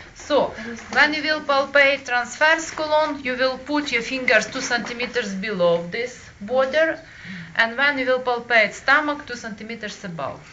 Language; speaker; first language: English; non-native, fluent; Ukrainian